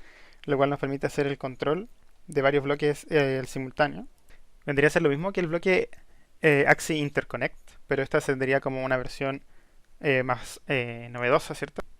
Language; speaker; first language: Spanish; native; Spanish